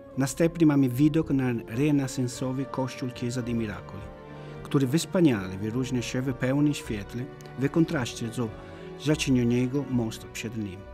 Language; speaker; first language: Polish; non-native, fluent; Italian